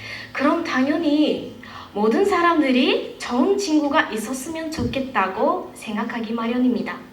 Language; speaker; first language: Korean; non-native, fluent; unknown